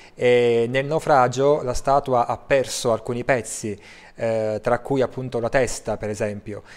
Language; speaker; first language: Italian; native; Italian